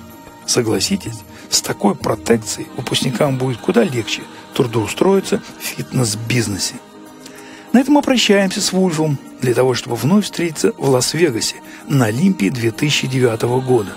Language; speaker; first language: Russian; native; Russian